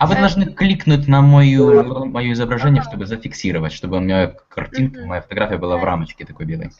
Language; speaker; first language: Russian; native; Russian